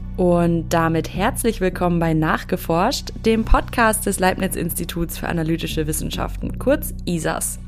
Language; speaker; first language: German; native; German